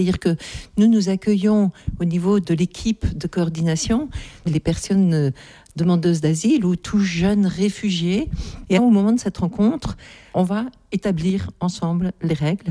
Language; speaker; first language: French; native; French